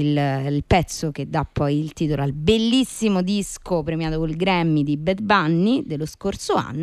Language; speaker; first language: Italian; native; Italian